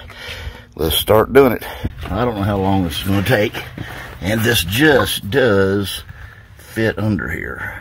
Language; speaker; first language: English; native; English